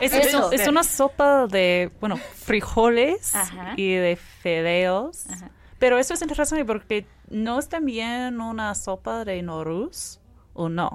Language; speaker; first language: Spanish; non-native, fluent; English